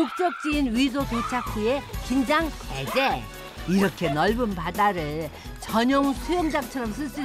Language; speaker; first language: Korean; native; Korean